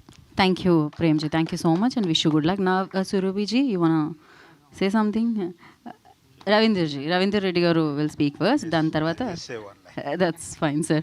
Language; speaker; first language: Telugu; native; Telugu